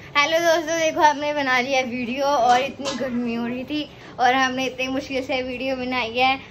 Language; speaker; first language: Hindi; non-native, local second language; Punjabi